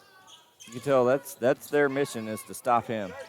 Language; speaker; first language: English; native; English